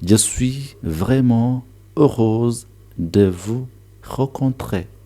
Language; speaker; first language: French; non-native, learner; Tigrinya